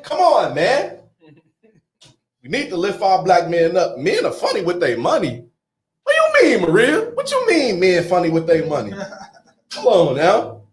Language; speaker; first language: English; native; English